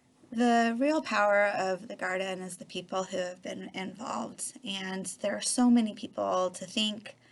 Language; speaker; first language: English; native; English